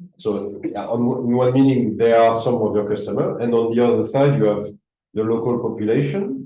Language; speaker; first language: English; non-native, fluent; French